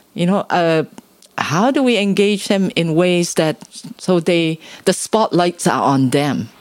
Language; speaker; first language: English; non-native, local second language; Cantonese